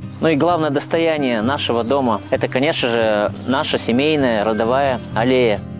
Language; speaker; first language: Russian; native; Russian